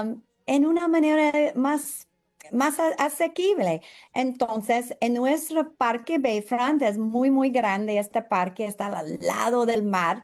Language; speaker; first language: Spanish; non-native, fluent; English